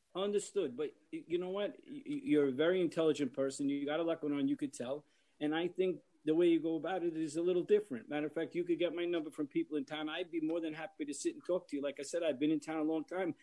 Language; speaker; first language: English; native; English